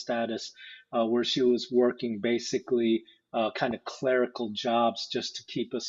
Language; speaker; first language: English; early bilingual, other home language; Korean